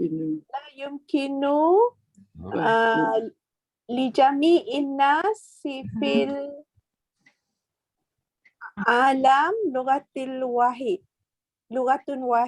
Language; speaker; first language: Arabic; non-native, learner; Malay